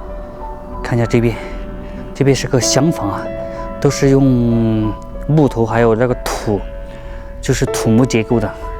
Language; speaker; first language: Chinese; native; Chinese